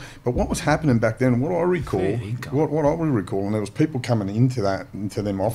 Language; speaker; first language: English; native; English